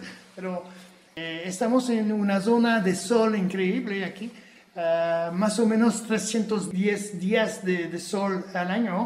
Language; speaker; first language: Spanish; non-native, fluent; French